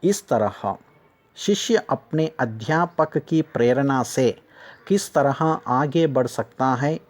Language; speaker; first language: Hindi; non-native, local second language; Telugu